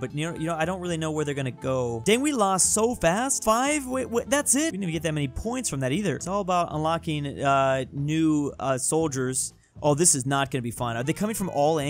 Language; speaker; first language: English; native; English